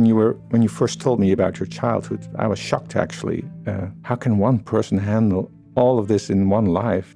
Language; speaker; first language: English; non-native, fluent; Dutch